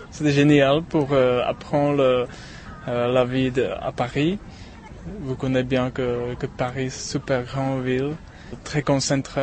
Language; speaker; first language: French; non-native, learner; Czech